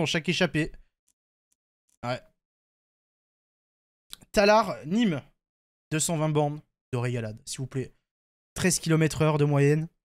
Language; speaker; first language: French; native; French